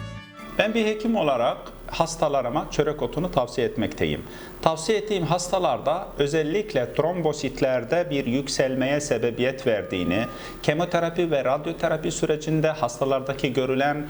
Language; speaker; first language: Turkish; native; Turkish